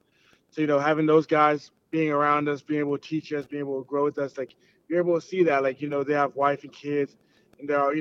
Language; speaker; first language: English; early bilingual, other home language; Haitian Creole